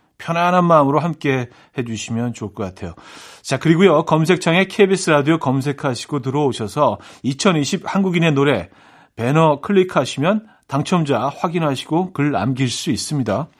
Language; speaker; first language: Korean; native; Korean